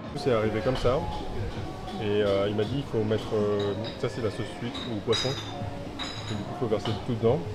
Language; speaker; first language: French; early bilingual, other home language; Chinese